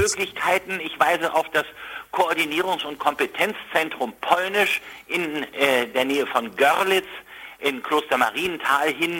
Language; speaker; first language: German; native; German